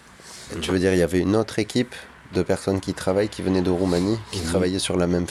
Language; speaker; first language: French; native; French